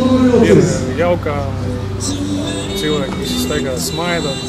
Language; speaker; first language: Latvian; native; Latvian